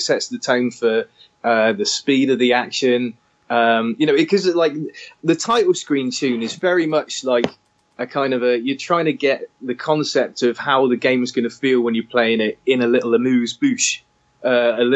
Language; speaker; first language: English; native; English